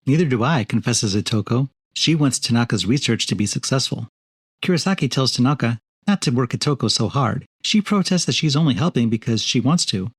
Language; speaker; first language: English; native; English